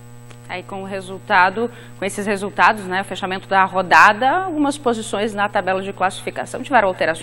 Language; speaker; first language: Portuguese; native; Portuguese